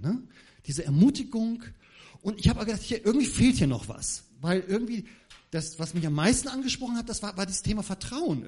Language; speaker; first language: German; native; German